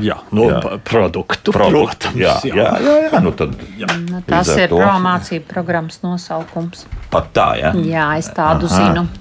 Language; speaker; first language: Latvian; native; Latvian